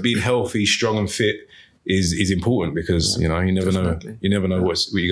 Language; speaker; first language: English; native; English